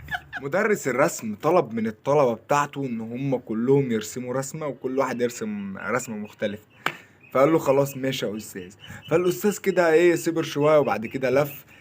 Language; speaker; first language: Arabic; native; Arabic